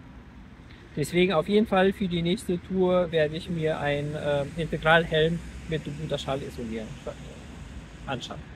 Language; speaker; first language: German; native; German